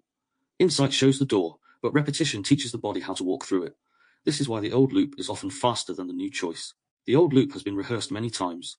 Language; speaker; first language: English; native; English